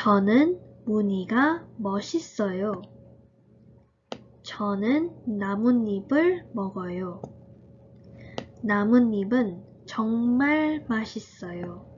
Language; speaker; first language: Korean; early bilingual, heritage; Korean